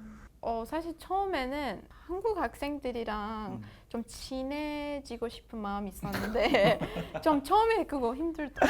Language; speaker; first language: Korean; non-native, fluent; Persian